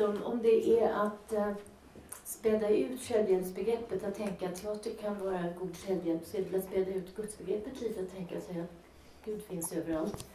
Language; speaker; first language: Swedish; native; Swedish